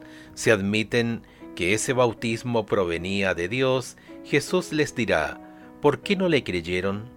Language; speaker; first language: Spanish; native; Spanish